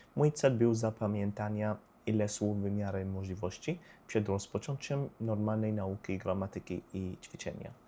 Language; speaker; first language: Polish; non-native, learner; Arabic